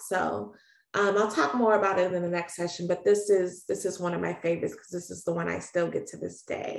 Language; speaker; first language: English; native; English